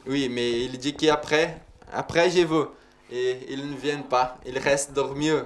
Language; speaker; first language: French; non-native, learner; Portuguese